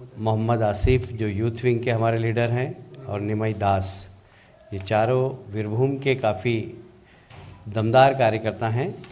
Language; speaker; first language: Hindi; native; Hindi